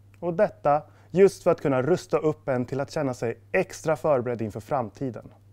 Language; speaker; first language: Swedish; native; Swedish